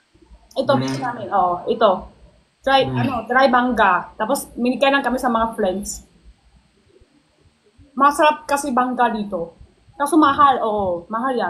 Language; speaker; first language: Filipino; non-native, learner; Chinese